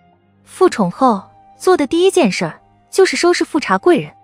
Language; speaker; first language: Chinese; native; Chinese